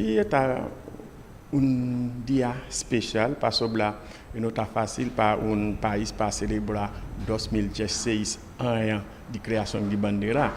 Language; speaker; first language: Portuguese; non-native, learner; Haitian Creole